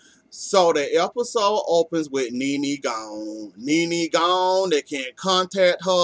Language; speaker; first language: English; native; English